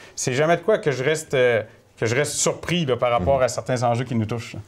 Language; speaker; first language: French; native; French